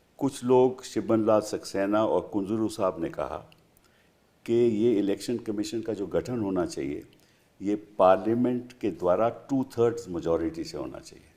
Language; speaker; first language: Hindi; native; Hindi